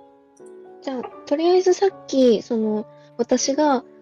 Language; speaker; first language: Japanese; native; Japanese